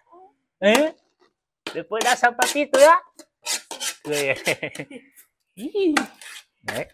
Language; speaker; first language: Portuguese; non-native, learner; Vietnamese